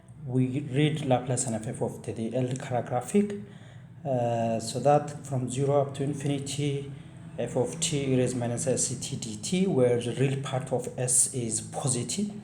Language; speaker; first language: English; non-native, fluent; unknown